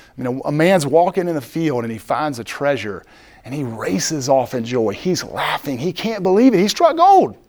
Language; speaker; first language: English; native; English